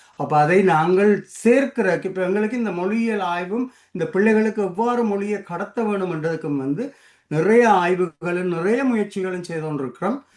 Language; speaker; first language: Tamil; native; Tamil